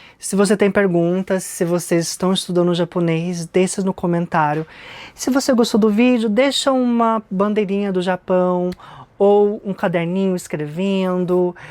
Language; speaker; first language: Portuguese; early bilingual, heritage; Portuguese